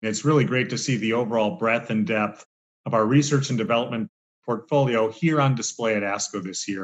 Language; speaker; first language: English; native; English